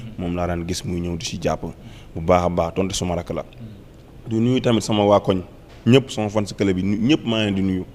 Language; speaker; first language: Wolof; native; Wolof